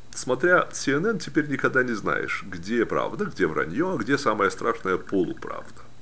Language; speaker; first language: Russian; native; Russian